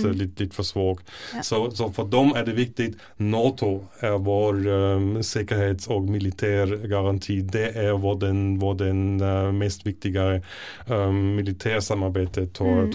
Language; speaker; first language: Swedish; non-native, fluent; German